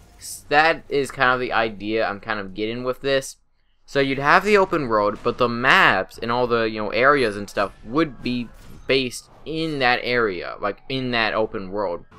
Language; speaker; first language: English; native; English